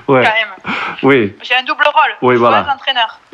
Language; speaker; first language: French; native; French